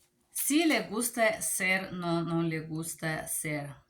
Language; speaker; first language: Spanish; non-native, learner; Bulgarian